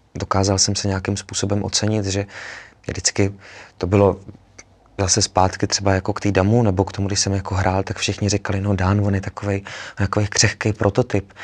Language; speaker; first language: Czech; native; Czech